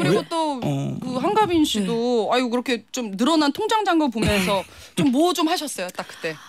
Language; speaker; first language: Korean; native; Korean